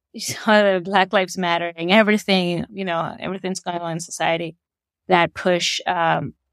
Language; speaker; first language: English; non-native, fluent; Spanish